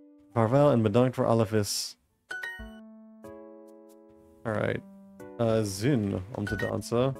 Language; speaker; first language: Dutch; non-native, learner; English